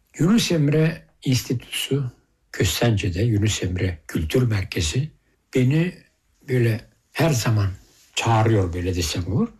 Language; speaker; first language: Turkish; early bilingual, heritage; Turkish